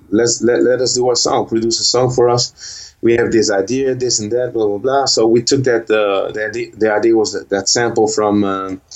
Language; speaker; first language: English; early bilingual, heritage; Dutch